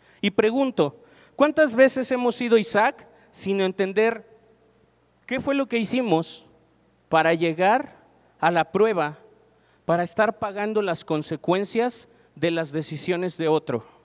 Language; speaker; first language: Spanish; native; Spanish